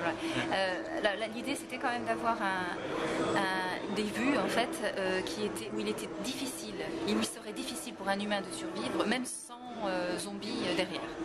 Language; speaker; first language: French; native; French